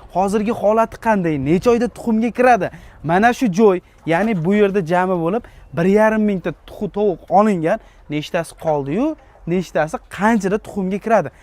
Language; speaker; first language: Uzbek; native; Uzbek